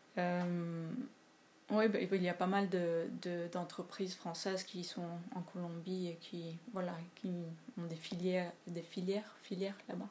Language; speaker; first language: French; non-native, fluent; Spanish